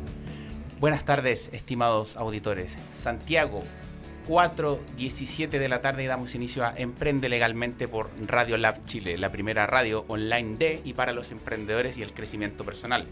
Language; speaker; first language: Spanish; native; Spanish